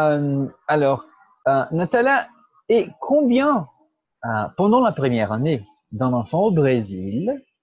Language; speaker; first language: French; non-native, fluent; Portuguese